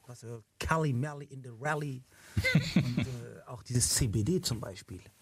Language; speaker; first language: German; early bilingual, other home language; Arabic